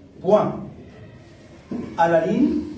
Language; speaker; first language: French; non-native, local second language; Arabic